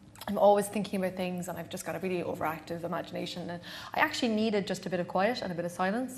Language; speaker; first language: English; native; English